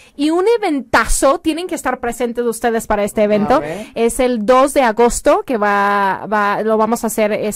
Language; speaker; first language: Spanish; non-native, fluent; English